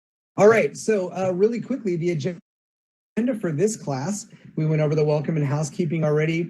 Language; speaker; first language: English; native; English